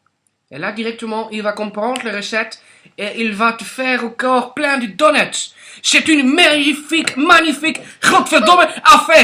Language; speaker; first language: French; non-native, local second language; Dutch